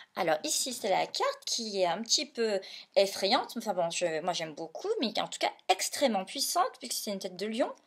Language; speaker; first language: French; native; French